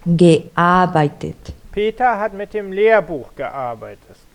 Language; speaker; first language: German; non-native, learner; Spanish